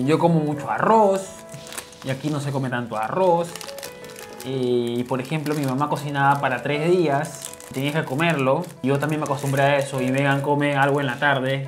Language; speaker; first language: Spanish; native; Spanish